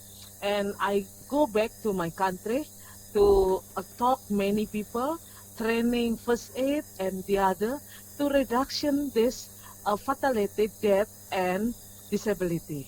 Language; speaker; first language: English; non-native, learner; Indonesian